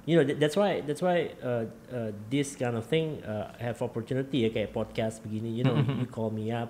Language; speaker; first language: English; non-native, fluent; Indonesian